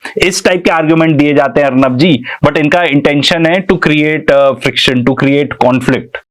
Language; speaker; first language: Urdu; native; Urdu